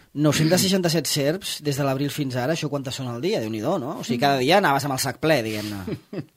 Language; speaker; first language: Catalan; native; Catalan